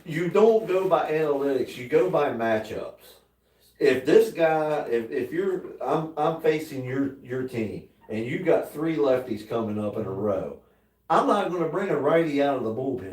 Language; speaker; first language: English; native; English